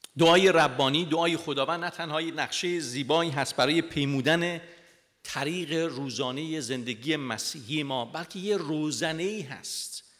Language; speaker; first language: Persian; non-native, local second language; Armenian